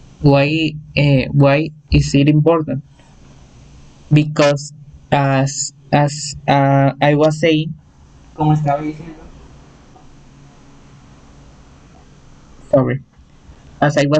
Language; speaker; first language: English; non-native, fluent; Spanish